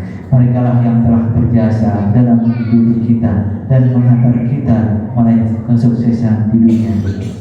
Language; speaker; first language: Indonesian; native; Indonesian